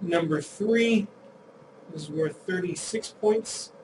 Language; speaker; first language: English; native; English